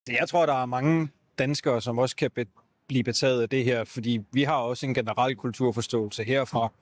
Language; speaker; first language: Danish; native; Danish